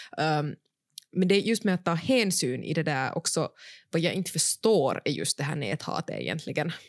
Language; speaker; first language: Swedish; native; Swedish